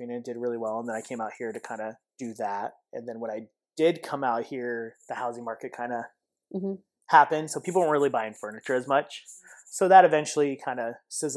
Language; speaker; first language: English; native; English